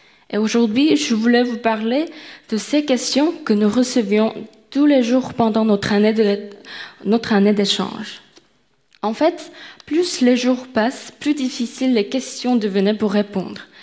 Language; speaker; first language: French; non-native, fluent; Korean